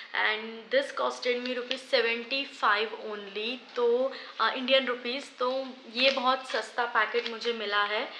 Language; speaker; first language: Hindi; non-native, local second language; Gujarati